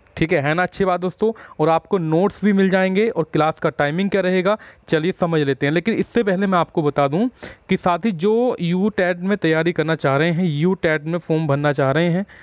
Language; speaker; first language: Hindi; native; Hindi